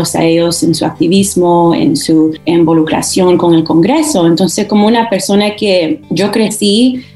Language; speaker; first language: Spanish; early bilingual, heritage; Spanish